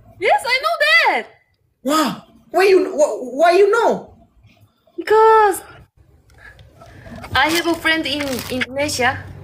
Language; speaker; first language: English; non-native, learner; Malay